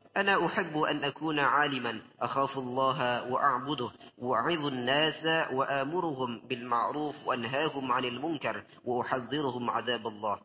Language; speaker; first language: Arabic; non-native, learner; Indonesian